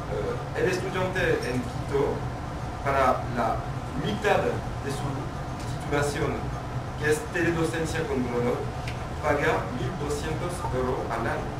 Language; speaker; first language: Spanish; non-native, fluent; French